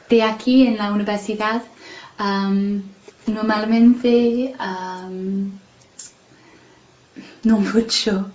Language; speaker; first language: Spanish; non-native, fluent; English